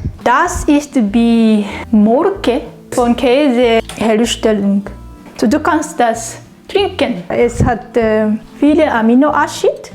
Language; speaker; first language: German; non-native, learner; Japanese